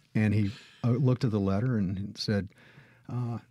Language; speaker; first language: English; native; English